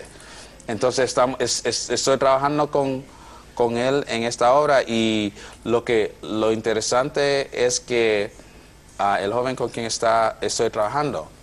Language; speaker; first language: Spanish; non-native, fluent; English